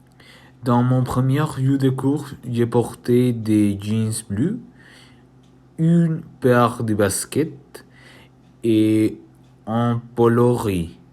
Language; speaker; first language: French; non-native, learner; Spanish